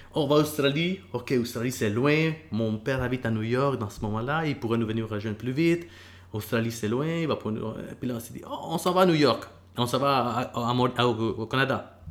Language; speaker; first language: French; early bilingual, other home language; Spanish